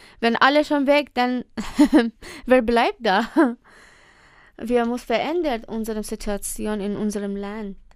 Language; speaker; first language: German; non-native, learner; Persian